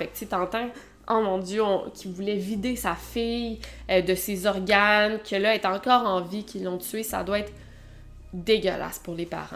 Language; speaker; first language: French; native; French